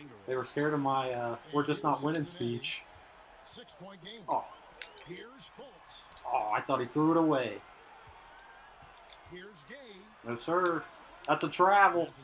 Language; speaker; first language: English; native; English